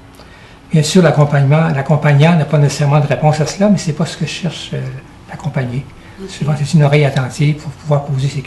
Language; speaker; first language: French; native; French